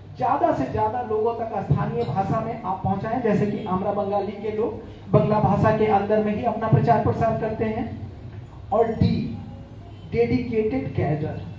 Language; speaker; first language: Hindi; native; Hindi